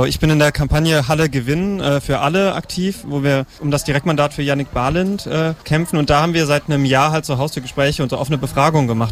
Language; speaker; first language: German; native; German